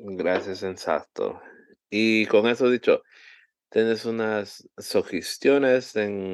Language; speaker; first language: Spanish; early bilingual, heritage; Spanish